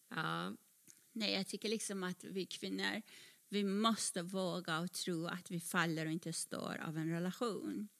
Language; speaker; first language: Swedish; non-native, fluent; Persian